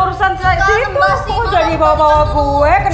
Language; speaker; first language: Indonesian; native; Indonesian